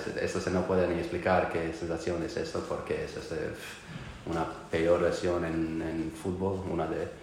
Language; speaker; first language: Spanish; non-native, learner; Croatian